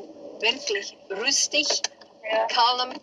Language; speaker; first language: German; non-native, learner; Dutch